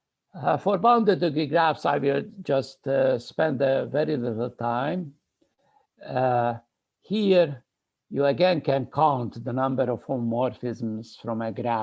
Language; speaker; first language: English; non-native, fluent; Hungarian